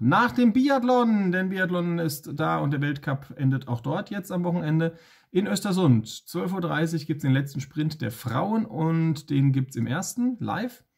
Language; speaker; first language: German; native; German